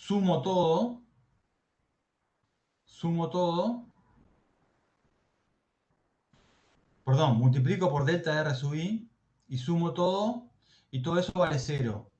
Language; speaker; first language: Spanish; native; Spanish